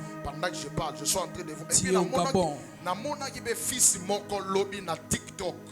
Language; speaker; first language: French; non-native, local second language; Lingala